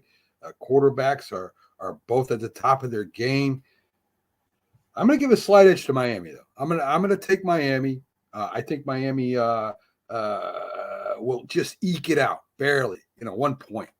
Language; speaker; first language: English; native; English